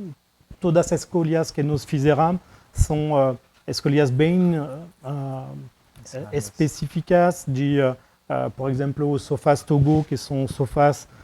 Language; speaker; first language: Portuguese; non-native, fluent; French